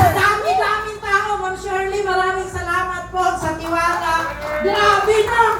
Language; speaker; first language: Filipino; non-native, local second language; Cebuano